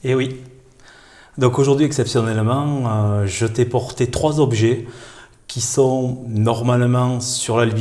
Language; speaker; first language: French; native; French